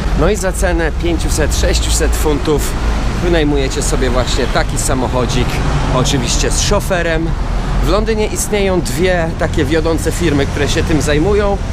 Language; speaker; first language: Polish; native; Polish